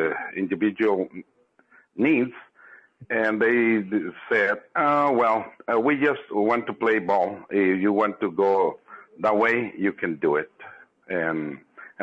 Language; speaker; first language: English; non-native, fluent; Spanish